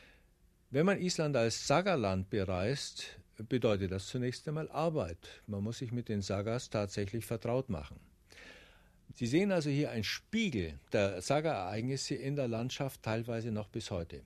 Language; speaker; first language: German; native; German